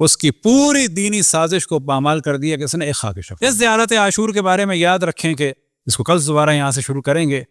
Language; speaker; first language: Urdu; native; Urdu